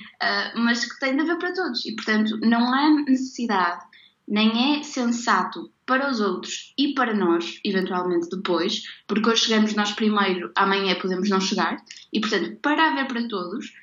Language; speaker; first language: Portuguese; native; Portuguese